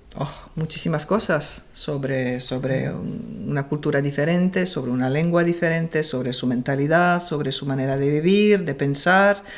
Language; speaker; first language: Spanish; non-native, fluent; Serbian